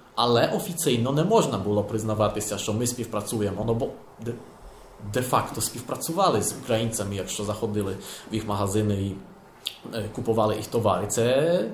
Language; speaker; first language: Ukrainian; non-native, learner; Polish